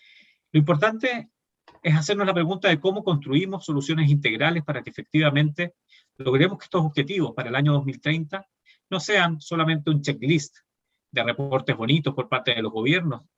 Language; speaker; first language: Spanish; native; Spanish